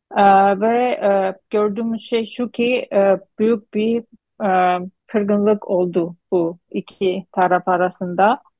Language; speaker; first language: Turkish; non-native, fluent; Armenian